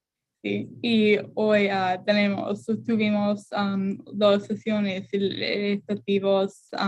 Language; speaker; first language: Spanish; non-native, learner; English